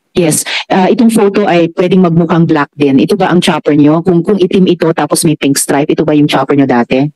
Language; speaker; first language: Filipino; native; Filipino